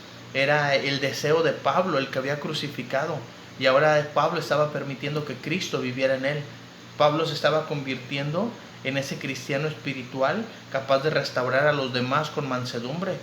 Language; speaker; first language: Spanish; native; Spanish